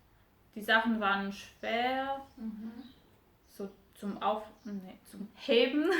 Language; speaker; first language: German; non-native, fluent; Romanian